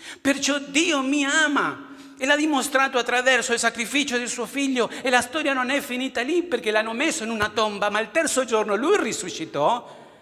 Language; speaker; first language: Italian; non-native, fluent; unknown